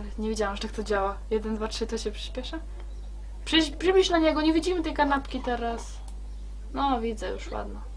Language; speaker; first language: Polish; native; Polish